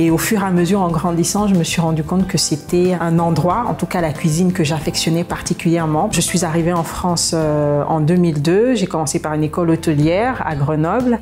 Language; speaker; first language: French; native; French